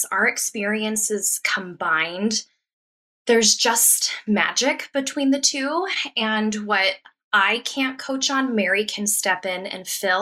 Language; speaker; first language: English; native; English